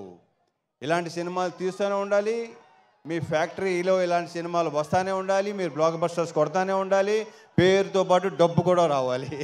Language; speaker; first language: Telugu; native; Telugu